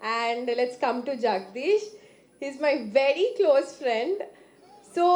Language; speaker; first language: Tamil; non-native, learner; Malayalam